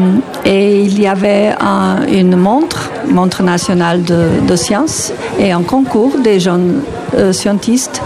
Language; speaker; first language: French; non-native, learner; Portuguese